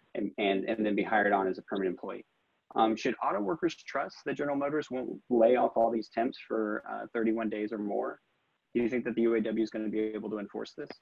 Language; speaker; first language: English; native; English